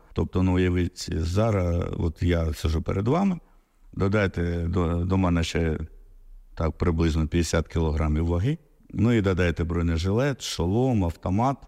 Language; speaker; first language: Ukrainian; non-native, local second language; Russian